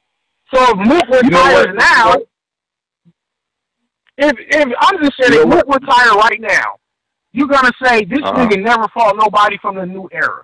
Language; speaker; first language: English; native; English